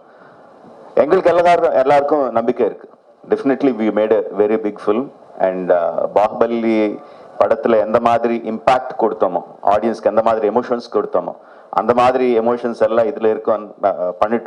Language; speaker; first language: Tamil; non-native, local second language; Telugu